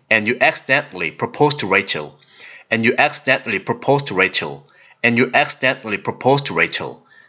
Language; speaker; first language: English; non-native, learner; Korean